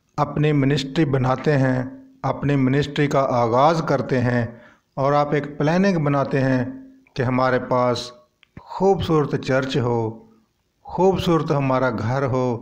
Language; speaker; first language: Urdu; non-native, local second language; Punjabi